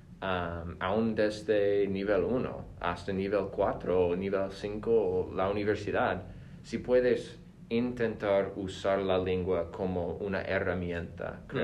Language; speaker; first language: Spanish; non-native, fluent; English